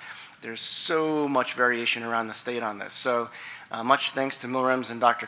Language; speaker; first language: English; native; English